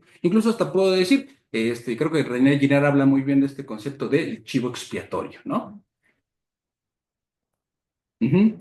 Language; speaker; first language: Spanish; native; Spanish